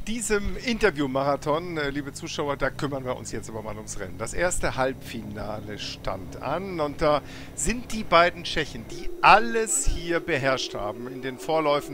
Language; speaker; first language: German; native; German